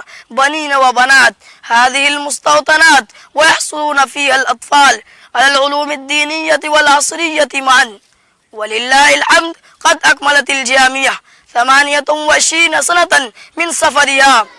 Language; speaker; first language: Arabic; non-native, fluent; Urdu